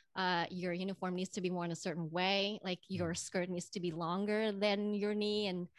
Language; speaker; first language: English; non-native, fluent; Indonesian